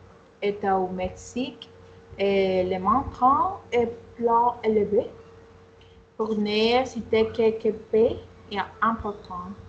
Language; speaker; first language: French; non-native, learner; Spanish